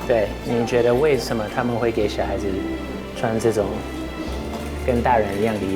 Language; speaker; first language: Chinese; non-native, fluent; English